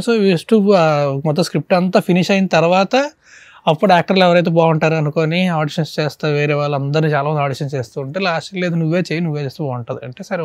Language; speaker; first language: Telugu; native; Telugu